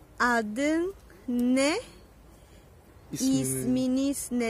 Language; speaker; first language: Turkish; non-native, learner; Spanish